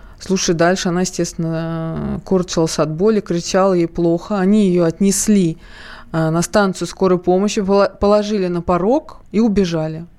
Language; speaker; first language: Russian; native; Russian